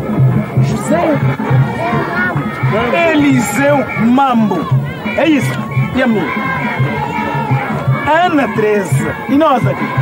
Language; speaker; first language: Portuguese; non-native, local second language; Tsonga